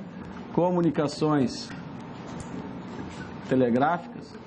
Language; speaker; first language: Portuguese; native; Portuguese